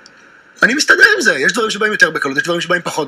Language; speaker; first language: Hebrew; native; Hebrew